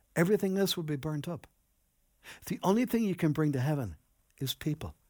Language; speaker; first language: English; native; English